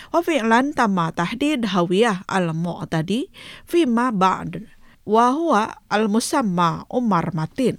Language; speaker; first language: Arabic; non-native, fluent; Indonesian